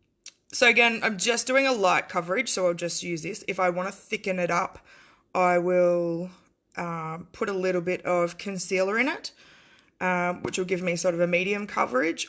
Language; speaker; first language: English; native; English